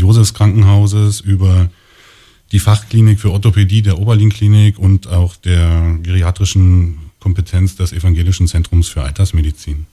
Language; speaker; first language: German; native; German